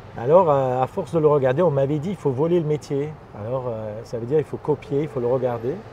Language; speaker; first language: French; non-native, fluent; Armenian